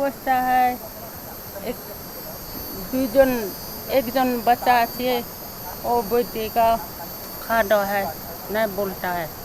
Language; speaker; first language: Hindi; non-native, local second language; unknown